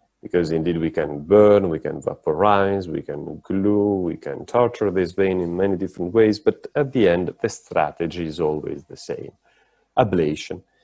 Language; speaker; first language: English; non-native, fluent; Italian